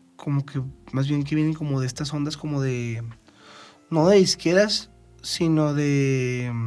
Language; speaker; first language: Spanish; native; Spanish